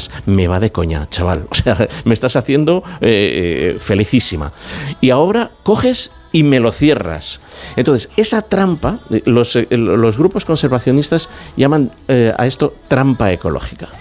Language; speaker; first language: Spanish; native; Spanish